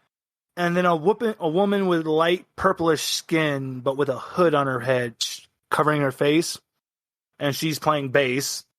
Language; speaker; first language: English; native; English